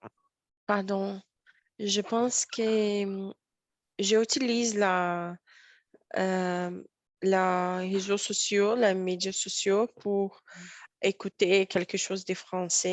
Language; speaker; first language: French; non-native, learner; Portuguese